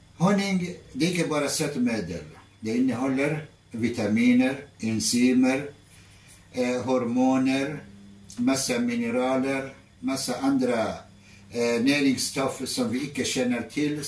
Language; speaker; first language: Norwegian; non-native, fluent; Arabic